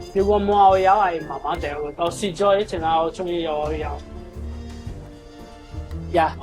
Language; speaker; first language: Cantonese; non-native, learner; Italian